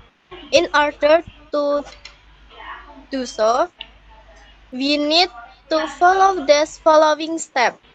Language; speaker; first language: English; non-native, learner; Indonesian